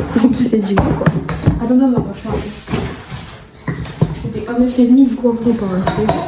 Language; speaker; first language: French; native; French